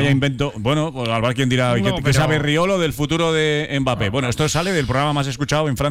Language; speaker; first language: Spanish; native; Spanish